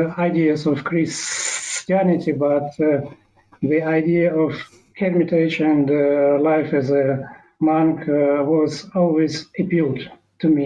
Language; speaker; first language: English; non-native, learner; Ukrainian